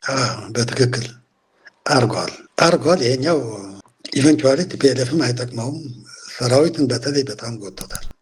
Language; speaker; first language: Amharic; non-native, local second language; Tigrinya